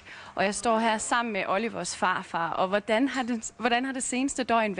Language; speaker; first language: Danish; native; Danish